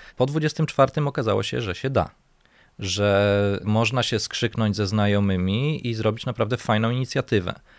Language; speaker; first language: Polish; native; Polish